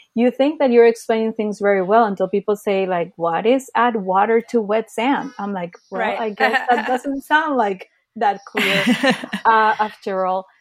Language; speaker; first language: English; early bilingual, other home language; Spanish